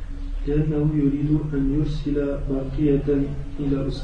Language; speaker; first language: Arabic; non-native, learner; French